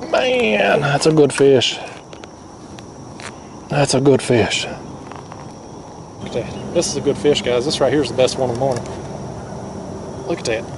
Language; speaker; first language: English; native; English